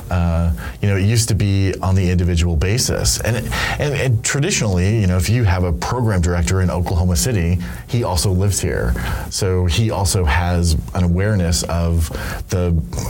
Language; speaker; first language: English; native; English